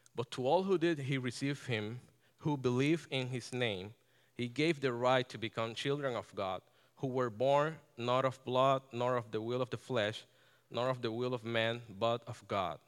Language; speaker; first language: English; non-native, fluent; Spanish